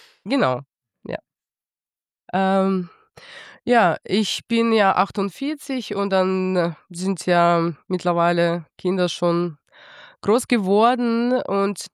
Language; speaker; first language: German; non-native, fluent; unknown